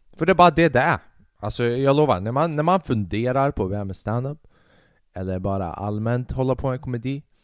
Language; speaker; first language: Swedish; early bilingual, other home language; Albanian